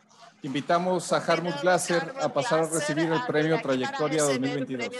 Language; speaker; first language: Spanish; native; Spanish